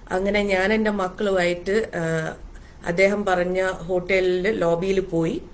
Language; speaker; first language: Malayalam; early bilingual, heritage; Malayalam